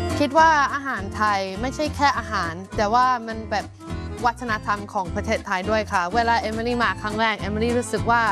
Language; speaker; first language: Thai; non-native, fluent; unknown